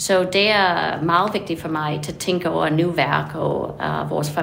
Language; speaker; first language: Danish; non-native, fluent; English